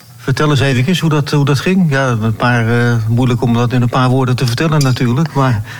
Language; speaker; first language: Dutch; native; Dutch